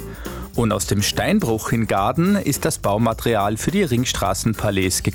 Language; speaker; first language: German; native; German